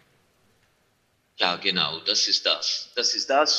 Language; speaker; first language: German; non-native, fluent; Ukrainian